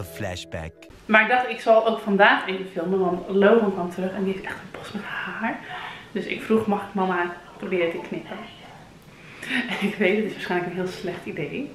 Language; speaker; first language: Dutch; native; Dutch